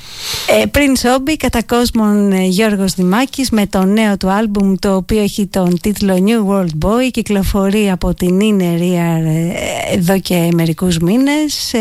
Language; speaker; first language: Greek; native; Greek